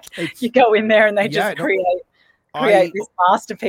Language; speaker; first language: English; native; English